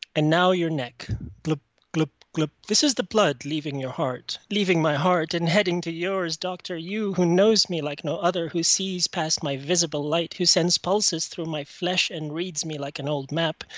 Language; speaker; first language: English; non-native, fluent; French